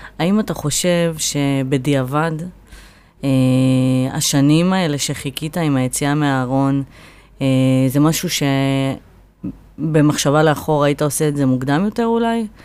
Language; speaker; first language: Hebrew; native; Hebrew